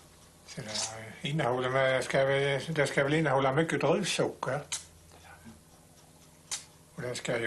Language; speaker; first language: Swedish; native; Swedish